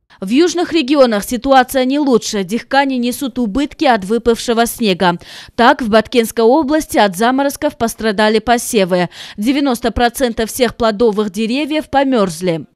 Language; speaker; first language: Russian; non-native, local second language; Kyrgyz